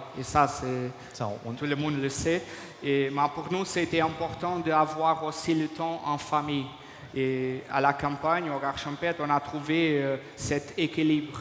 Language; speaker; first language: French; non-native, fluent; Portuguese